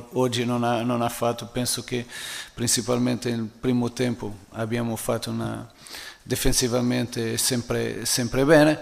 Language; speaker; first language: Italian; non-native, fluent; Portuguese